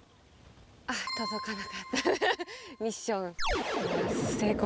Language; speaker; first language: Japanese; native; Japanese